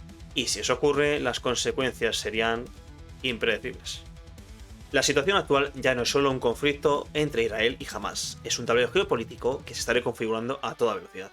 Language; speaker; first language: Spanish; native; Spanish